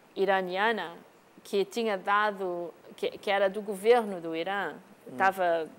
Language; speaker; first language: Portuguese; non-native, fluent; English